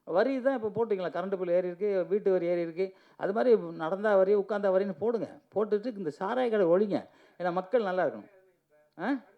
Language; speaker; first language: Tamil; native; Tamil